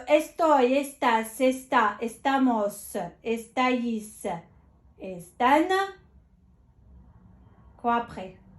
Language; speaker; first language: Spanish; non-native, fluent; Arabic